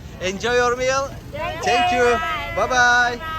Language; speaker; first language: English; non-native, learner; Turkish